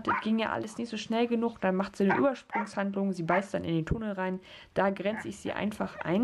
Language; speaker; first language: German; native; German